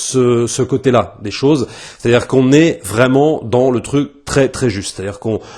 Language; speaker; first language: French; native; French